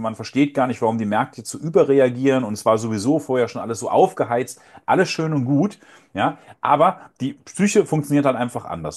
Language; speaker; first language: German; native; German